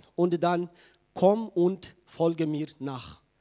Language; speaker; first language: German; non-native, fluent; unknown